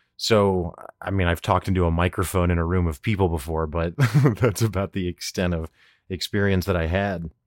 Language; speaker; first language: English; native; English